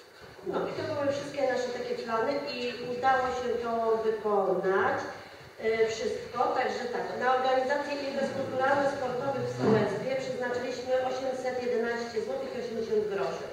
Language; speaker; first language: Polish; native; Polish